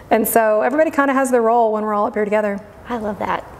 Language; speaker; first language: English; native; English